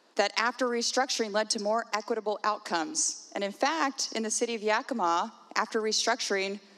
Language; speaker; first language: English; native; English